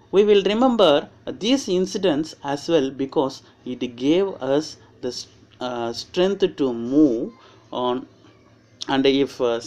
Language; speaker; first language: English; non-native, local second language; Tamil